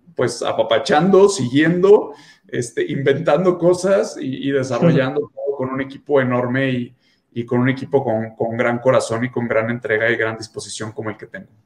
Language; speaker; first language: Spanish; native; Spanish